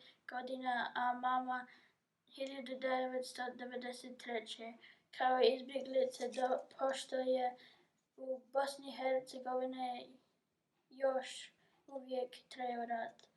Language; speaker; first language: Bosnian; early bilingual, heritage; English